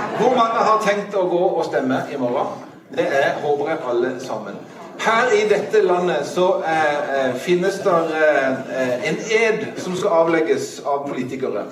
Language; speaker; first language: Norwegian; native; Norwegian